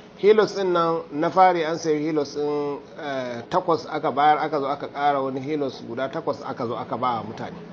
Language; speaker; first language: Hausa; non-native, local second language; Fula